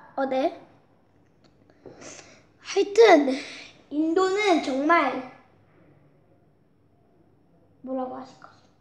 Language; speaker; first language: Korean; early bilingual, heritage; Korean